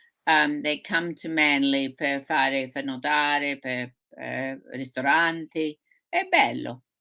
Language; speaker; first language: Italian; early bilingual, heritage; Sicilian